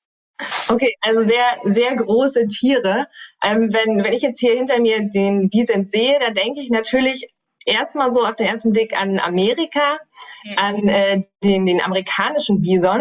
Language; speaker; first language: German; native; German